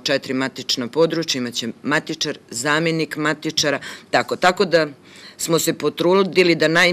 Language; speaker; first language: Serbian; native; Serbian